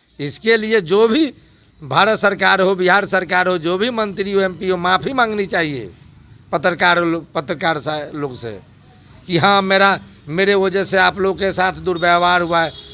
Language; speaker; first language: Hindi; native; Hindi